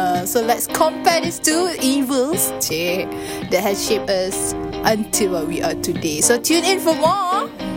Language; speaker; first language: English; non-native, local second language; Malay